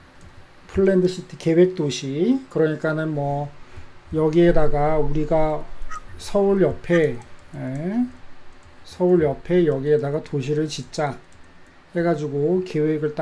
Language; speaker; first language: Korean; native; Korean